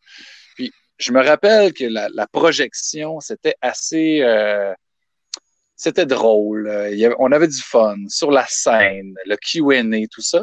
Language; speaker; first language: French; native; French